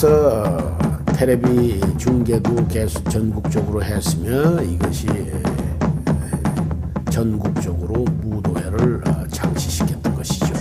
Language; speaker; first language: Korean; native; Korean